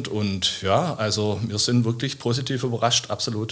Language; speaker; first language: German; native; German